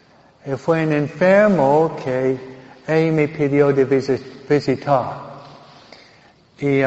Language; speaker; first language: Spanish; non-native, fluent; English